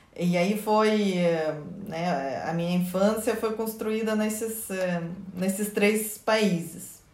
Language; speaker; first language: Portuguese; non-native, fluent; Russian